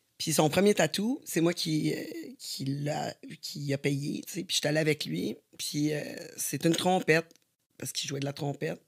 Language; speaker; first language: French; native; French